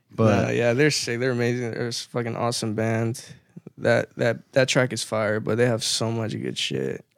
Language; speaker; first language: English; early bilingual, other home language; Spanish